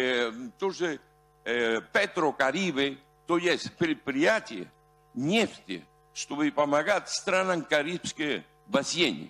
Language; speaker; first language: Russian; non-native, fluent; Spanish